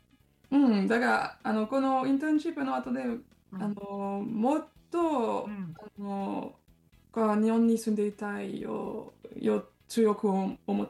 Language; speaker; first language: Japanese; non-native, learner; French